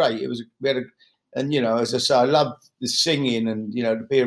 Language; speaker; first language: English; native; English